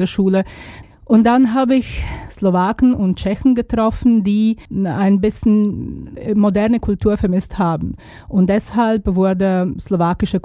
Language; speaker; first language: German; non-native, fluent; Slovak